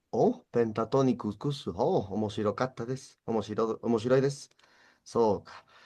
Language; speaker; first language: Japanese; non-native, learner; Spanish